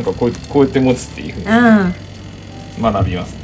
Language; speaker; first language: Japanese; native; Japanese